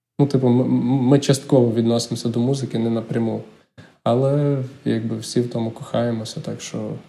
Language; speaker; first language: Ukrainian; native; Ukrainian